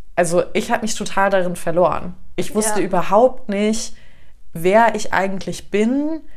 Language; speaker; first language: German; native; German